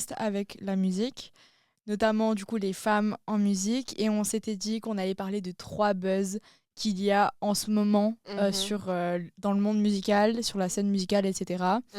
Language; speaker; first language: French; native; French